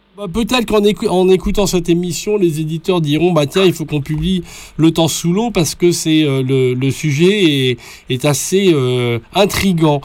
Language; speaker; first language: French; native; French